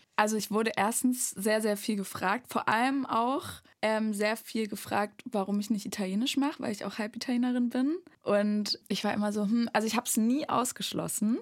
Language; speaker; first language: German; native; German